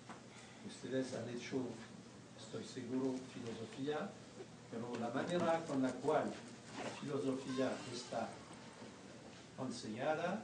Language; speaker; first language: Spanish; non-native, fluent; French